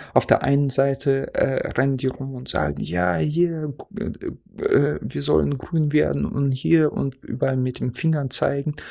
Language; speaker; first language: German; non-native, fluent; Russian